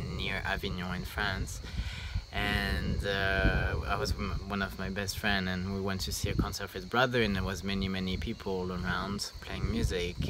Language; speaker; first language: English; non-native, fluent; French